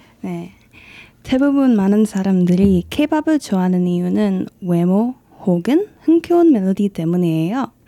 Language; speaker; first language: Korean; non-native, fluent; Indonesian